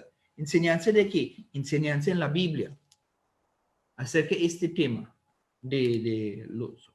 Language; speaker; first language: Spanish; non-native, learner; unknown